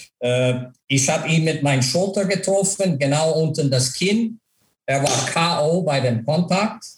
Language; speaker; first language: German; non-native, fluent; English